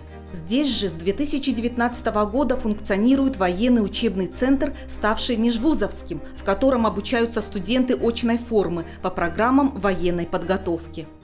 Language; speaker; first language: Russian; native; Russian